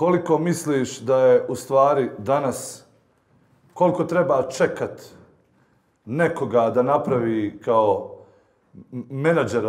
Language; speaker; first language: Bosnian; native; Bosnian